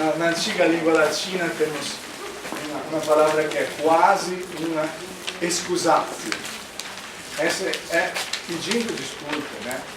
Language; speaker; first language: Portuguese; non-native, fluent; Italian